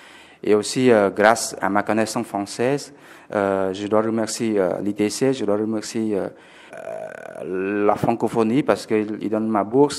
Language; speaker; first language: French; non-native, fluent; Khmer